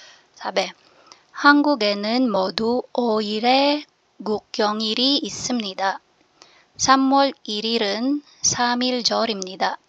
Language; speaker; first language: Korean; non-native, learner; Filipino